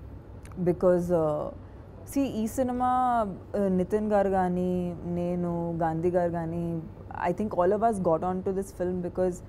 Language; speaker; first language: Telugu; non-native, fluent; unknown